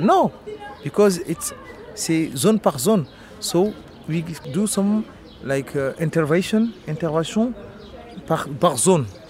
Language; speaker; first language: French; non-native, local second language; Soninke